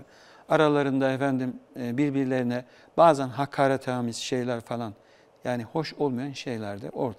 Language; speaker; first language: Turkish; native; Turkish